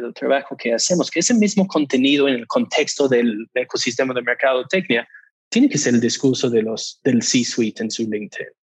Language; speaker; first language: Spanish; non-native, fluent; English